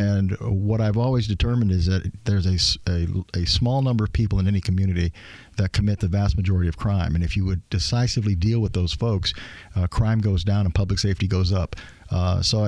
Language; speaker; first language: English; native; English